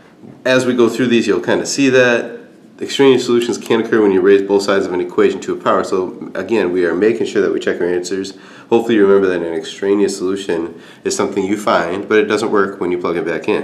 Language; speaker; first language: English; native; English